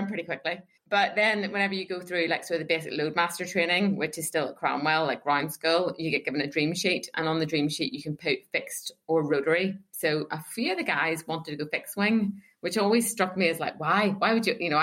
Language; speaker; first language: English; native; English